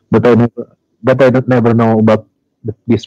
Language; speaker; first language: English; non-native, learner; Indonesian